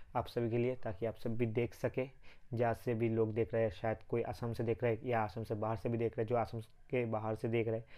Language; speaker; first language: Hindi; non-native, local second language; Bangla